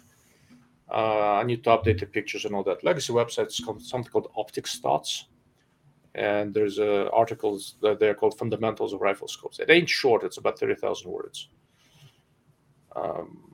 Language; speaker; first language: English; non-native, fluent; Russian